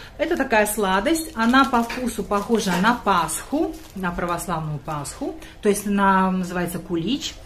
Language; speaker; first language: Russian; non-native, local second language; Latvian